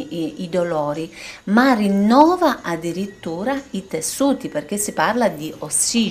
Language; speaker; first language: Italian; native; Italian